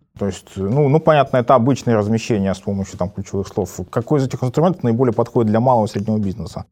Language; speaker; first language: Russian; native; Russian